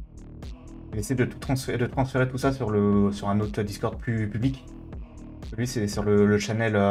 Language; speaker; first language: French; native; French